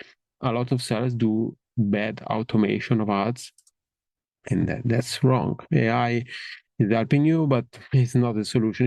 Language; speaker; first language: English; non-native, fluent; Italian